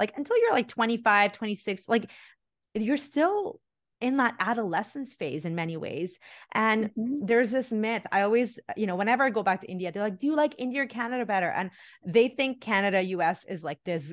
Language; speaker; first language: English; early bilingual, other home language; Tamil